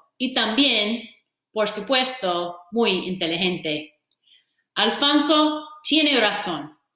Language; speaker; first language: Spanish; non-native, fluent; English